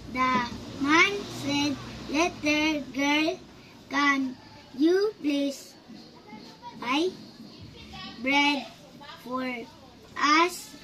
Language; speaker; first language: English; non-native, learner; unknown